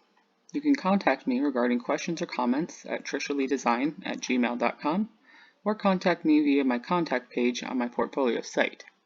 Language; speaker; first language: English; native; English